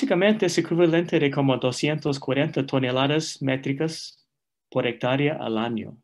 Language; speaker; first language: Spanish; non-native, fluent; English